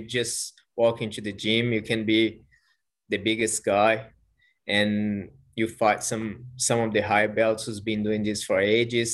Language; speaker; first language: English; non-native, fluent; Portuguese